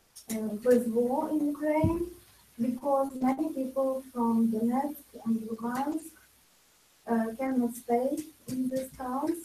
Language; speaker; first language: English; non-native, learner; Ukrainian